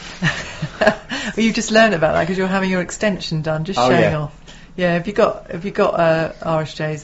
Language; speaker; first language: English; native; English